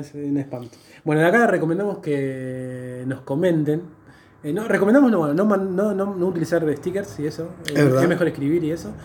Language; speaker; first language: Spanish; native; Spanish